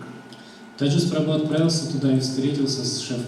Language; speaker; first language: Russian; native; Russian